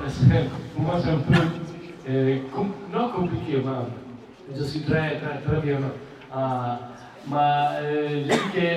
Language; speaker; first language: French; non-native, fluent; Italian